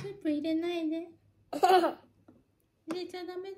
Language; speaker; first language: Japanese; native; Japanese